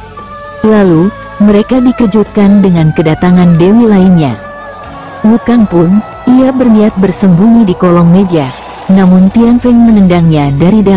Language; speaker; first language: Indonesian; native; Indonesian